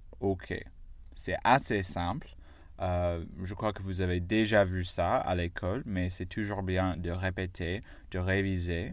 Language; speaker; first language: French; non-native, fluent; English